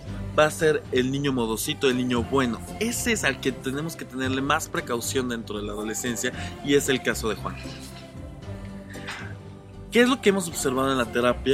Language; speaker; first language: Spanish; native; Spanish